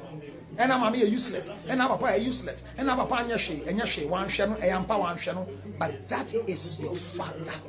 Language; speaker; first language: English; non-native, local second language; Akan